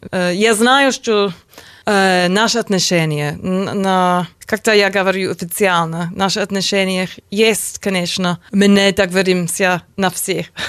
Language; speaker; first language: Russian; non-native, learner; English